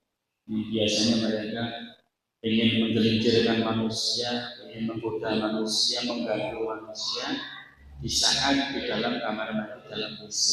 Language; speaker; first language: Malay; non-native, local second language; Javanese